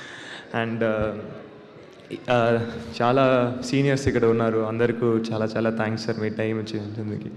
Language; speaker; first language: Telugu; non-native, learner; Tamil